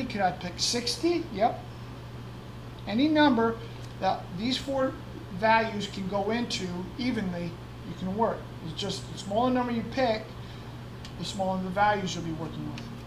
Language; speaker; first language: English; native; English